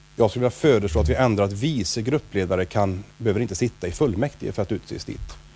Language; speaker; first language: Swedish; native; Swedish